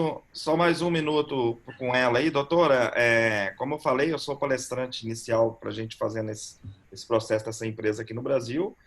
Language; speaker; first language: Portuguese; native; Portuguese